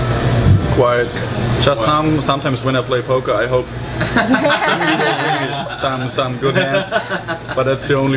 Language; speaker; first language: English; non-native, learner; German